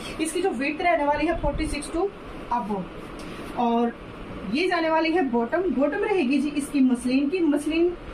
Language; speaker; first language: Hindi; native; Hindi